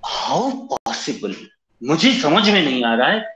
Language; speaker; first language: Hindi; native; Hindi